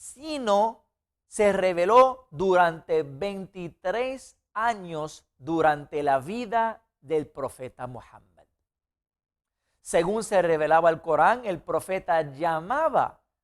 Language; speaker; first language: Spanish; non-native, fluent; Arabic